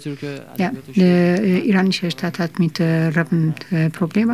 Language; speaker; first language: German; non-native, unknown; Persian